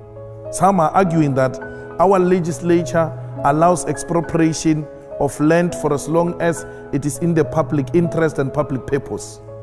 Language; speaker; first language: English; non-native, local second language; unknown